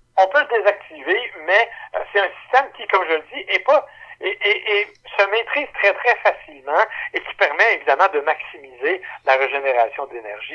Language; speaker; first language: French; native; French